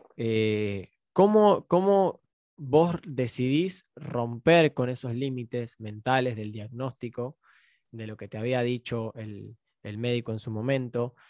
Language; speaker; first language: Spanish; native; Spanish